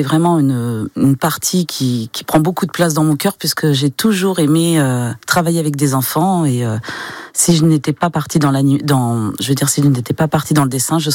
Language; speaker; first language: French; native; French